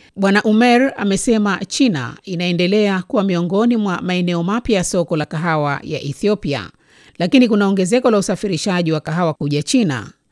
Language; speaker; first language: Swahili; native; Swahili